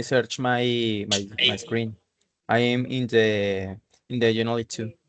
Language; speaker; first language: English; non-native, learner; Spanish